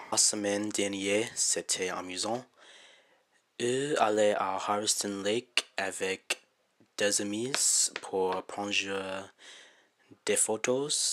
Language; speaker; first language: French; non-native, learner; English